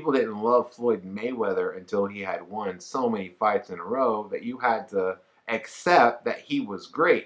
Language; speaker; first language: English; native; English